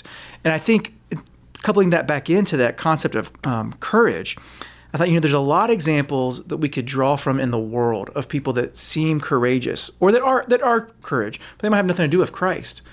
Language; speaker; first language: English; native; English